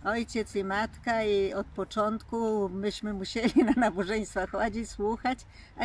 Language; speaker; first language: Polish; early bilingual, heritage; Polish